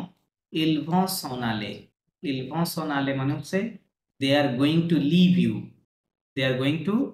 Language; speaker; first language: English; non-native, fluent; Bangla